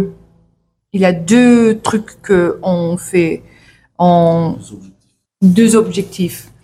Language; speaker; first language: French; non-native, learner; English